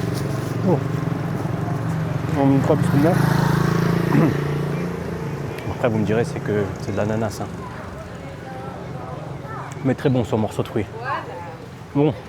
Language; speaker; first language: French; native; French